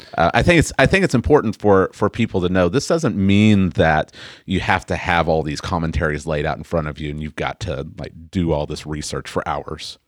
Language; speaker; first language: English; native; English